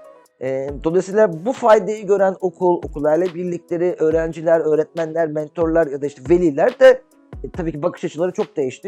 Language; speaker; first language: Turkish; native; Turkish